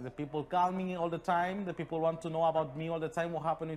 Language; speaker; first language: English; non-native, learner; Spanish